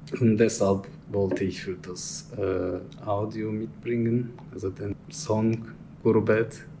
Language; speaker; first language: German; non-native, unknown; Turkish